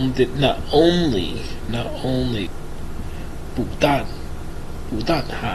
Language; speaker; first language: Chinese; non-native, learner; English